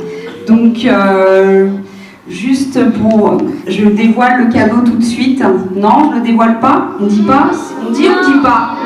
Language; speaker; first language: French; native; French